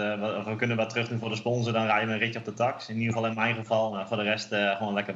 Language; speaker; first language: Dutch; native; Dutch